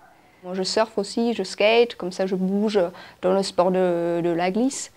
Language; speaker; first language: French; non-native, fluent; German